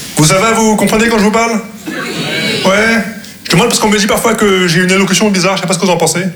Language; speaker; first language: French; non-native, local second language; Arabic